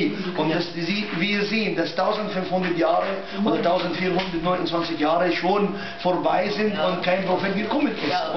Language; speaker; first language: German; non-native, learner; Arabic